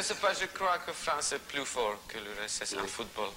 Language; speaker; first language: French; non-native, learner; Russian